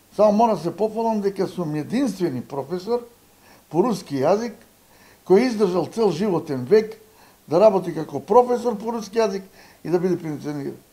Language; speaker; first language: Macedonian; native; Macedonian